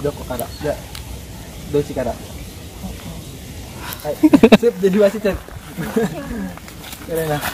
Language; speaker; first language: Japanese; non-native, learner; Indonesian